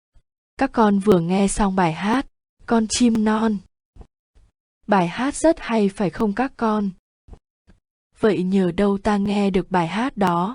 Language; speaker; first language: Vietnamese; native; Vietnamese